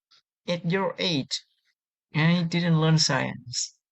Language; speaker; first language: English; non-native, learner; Vietnamese